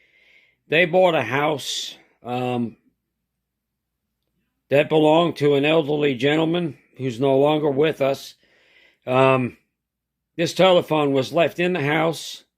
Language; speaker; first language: English; native; English